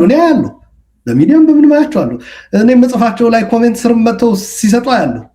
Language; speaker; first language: Amharic; non-native, local second language; Tigrinya